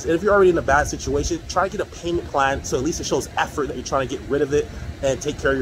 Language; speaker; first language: English; native; English